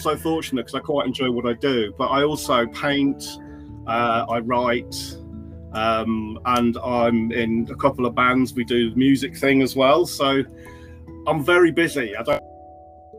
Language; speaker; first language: English; native; English